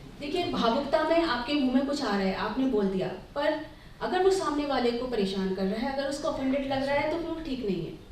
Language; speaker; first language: Hindi; native; Hindi